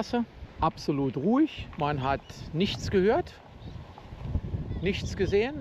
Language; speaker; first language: German; native; German